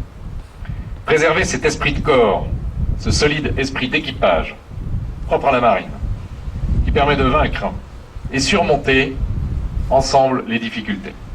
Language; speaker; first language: French; native; French